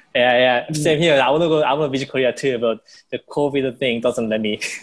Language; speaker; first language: English; non-native, fluent; Korean